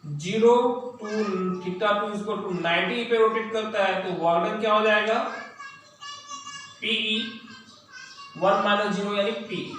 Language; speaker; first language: Hindi; native; Hindi